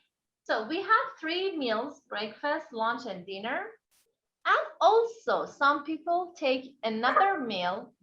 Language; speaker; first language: English; non-native, fluent; Persian